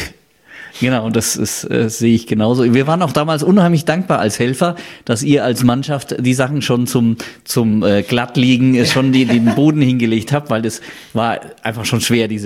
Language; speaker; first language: German; native; German